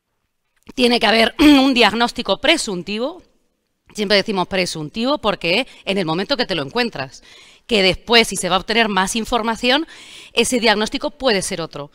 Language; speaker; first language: Spanish; native; Spanish